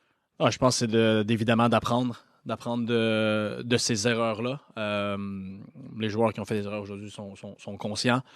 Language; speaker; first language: French; native; French